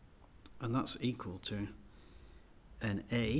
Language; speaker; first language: English; native; English